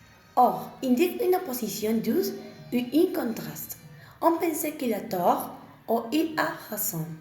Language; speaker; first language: French; non-native, learner; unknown